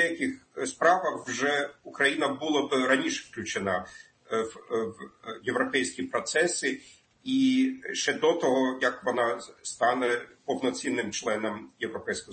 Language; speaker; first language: Ukrainian; non-native, fluent; German